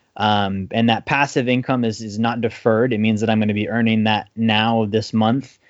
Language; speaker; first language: English; native; English